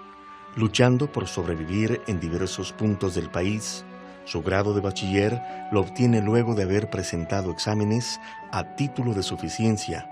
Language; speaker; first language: Spanish; native; Spanish